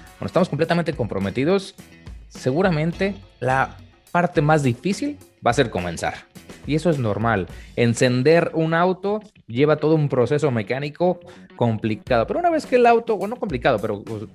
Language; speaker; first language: Spanish; native; Spanish